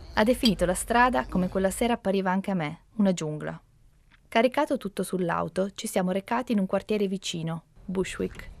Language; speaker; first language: Italian; native; Italian